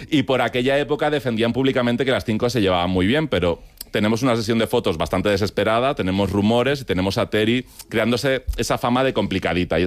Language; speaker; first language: Spanish; native; Spanish